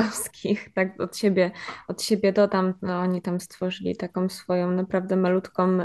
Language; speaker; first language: Polish; native; Polish